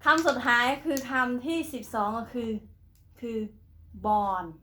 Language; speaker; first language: Thai; non-native, fluent; Khmer